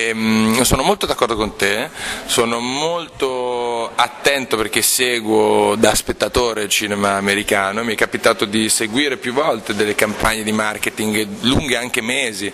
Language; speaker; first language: Italian; native; Italian